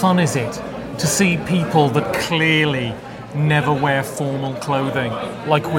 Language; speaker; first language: English; native; English